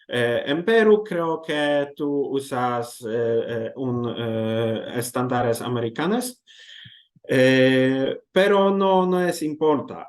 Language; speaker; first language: Spanish; non-native, learner; Polish